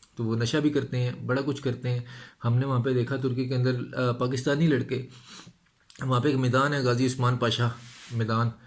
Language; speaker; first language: Urdu; non-native, local second language; Punjabi